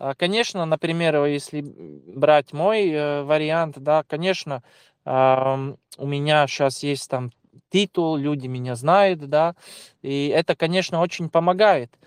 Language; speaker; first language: Russian; non-native, local second language; Latvian